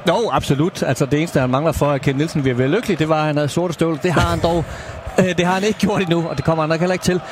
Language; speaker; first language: Danish; native; Danish